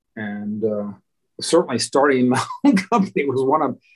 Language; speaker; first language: English; native; English